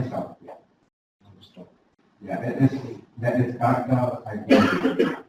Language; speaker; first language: English; non-native, learner; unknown